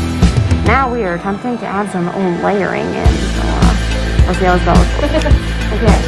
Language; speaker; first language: English; native; English